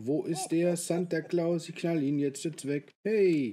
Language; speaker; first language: German; native; German